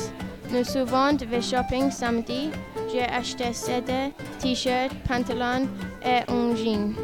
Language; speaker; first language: French; non-native, learner; English